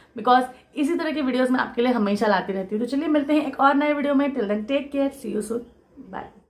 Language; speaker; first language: Hindi; non-native, local second language; Marathi